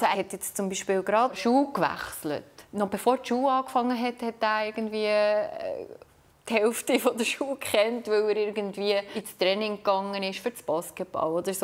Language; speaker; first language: German; native; German